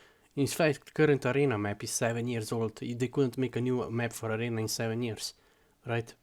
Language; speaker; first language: English; non-native, fluent; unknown